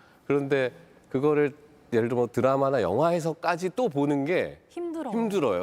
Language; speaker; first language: Korean; native; Korean